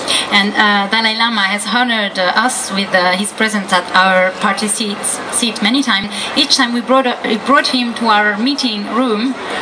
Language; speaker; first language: English; non-native, fluent; Italian